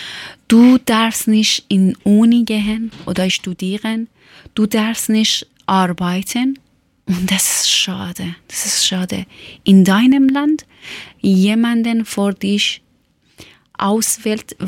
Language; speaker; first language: German; non-native, learner; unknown